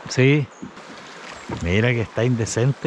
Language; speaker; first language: Spanish; native; Spanish